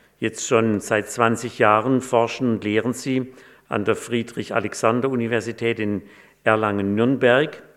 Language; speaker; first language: German; native; German